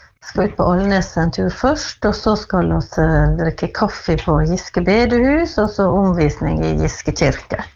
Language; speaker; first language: Norwegian; native; Norwegian